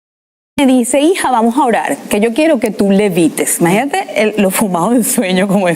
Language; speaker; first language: Spanish; native; Spanish